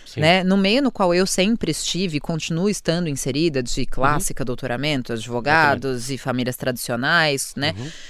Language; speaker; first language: Portuguese; native; Portuguese